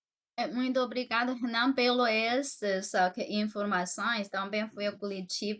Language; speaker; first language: Portuguese; non-native, fluent; Chinese